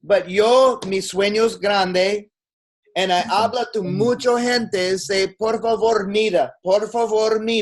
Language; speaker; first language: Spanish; non-native, learner; English